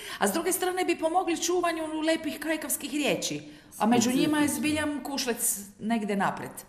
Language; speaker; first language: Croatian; native; Croatian